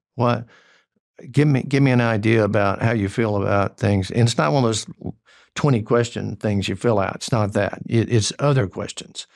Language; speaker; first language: English; native; English